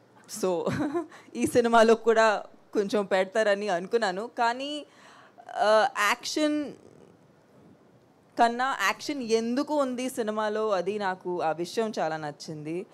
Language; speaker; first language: Telugu; non-native, fluent; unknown